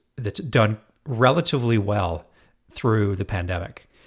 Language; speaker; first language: English; native; English